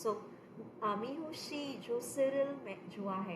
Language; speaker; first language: Korean; non-native, fluent; Filipino